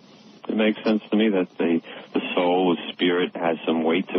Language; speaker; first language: English; native; English